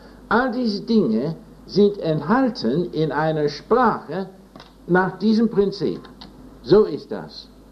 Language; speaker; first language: German; non-native, fluent; English